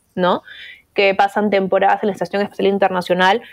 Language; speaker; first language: Spanish; native; Spanish